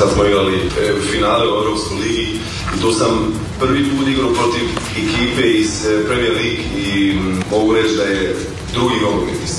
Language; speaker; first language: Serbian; early bilingual, heritage; Croatian